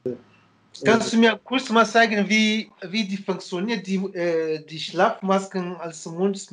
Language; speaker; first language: German; non-native, fluent; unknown